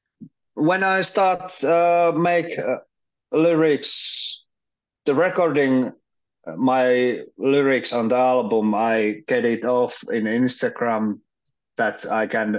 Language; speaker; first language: English; non-native, learner; Finnish